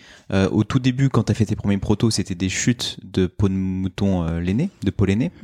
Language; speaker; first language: French; native; French